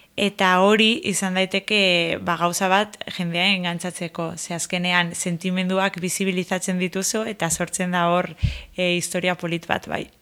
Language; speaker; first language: Basque; non-native, local second language; Spanish